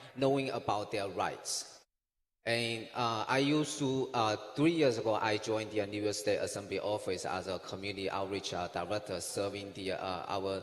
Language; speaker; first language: English; non-native, fluent; Chinese